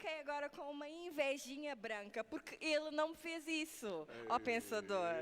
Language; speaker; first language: Portuguese; non-native, local second language; Kabuverdianu